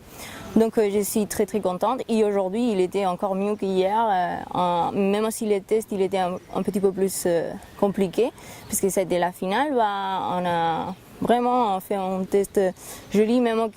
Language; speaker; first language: French; non-native, fluent; Spanish